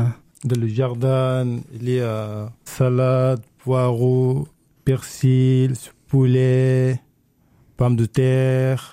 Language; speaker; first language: French; non-native, learner; Arabic